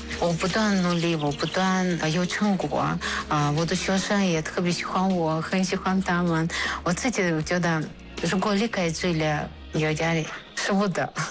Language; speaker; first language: Chinese; non-native, fluent; Russian